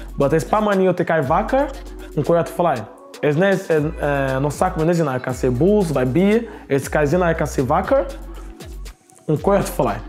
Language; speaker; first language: Latvian; non-native, learner; Portuguese